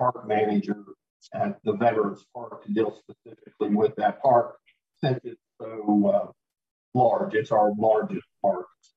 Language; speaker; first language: English; native; English